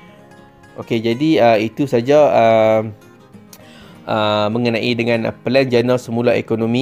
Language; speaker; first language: Malay; native; Malay